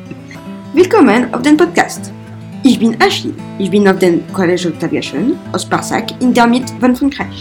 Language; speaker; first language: German; non-native, learner; French